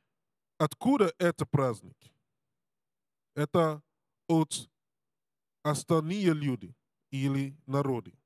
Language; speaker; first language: Russian; non-native, learner; Portuguese